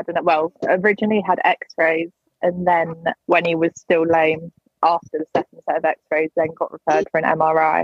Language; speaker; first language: English; native; English